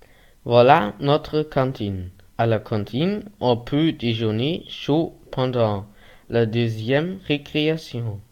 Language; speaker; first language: French; non-native, learner; German